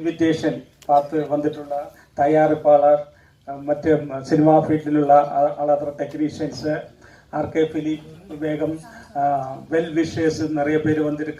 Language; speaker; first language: Tamil; non-native, local second language; Malayalam